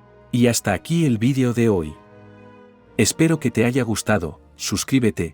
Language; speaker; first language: Spanish; native; Spanish